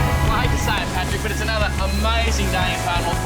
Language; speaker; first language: English; native; English